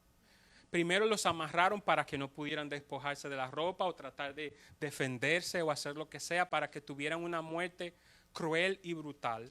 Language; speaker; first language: Spanish; native; Spanish